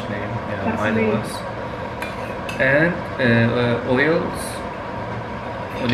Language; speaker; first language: English; non-native, learner; Turkish